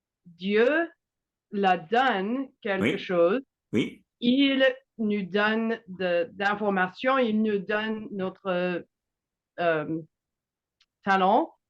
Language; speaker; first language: French; non-native, learner; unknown